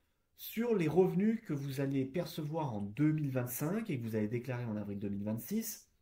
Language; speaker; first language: French; native; French